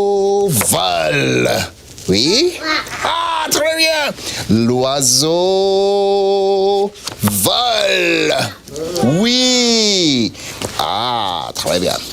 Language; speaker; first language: French; non-native, fluent; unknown